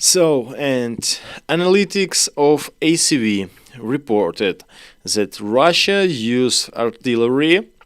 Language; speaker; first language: English; non-native, learner; Ukrainian